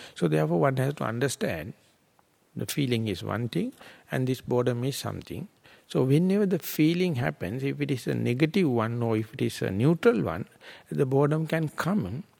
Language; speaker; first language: English; non-native, local second language; Sinhala